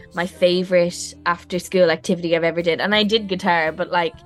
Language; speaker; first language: English; native; English